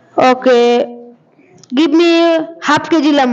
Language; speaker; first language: English; non-native, learner; Bangla